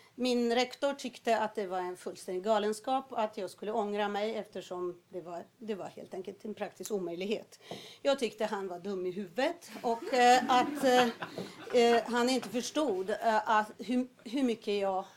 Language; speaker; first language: Swedish; early bilingual, other home language; Polish